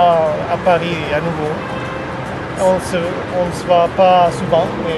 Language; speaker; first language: French; non-native, fluent; Italian